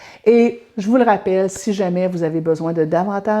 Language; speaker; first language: French; native; French